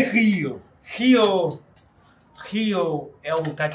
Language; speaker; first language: Portuguese; non-native, fluent; Spanish